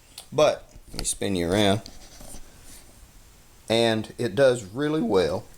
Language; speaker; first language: English; native; English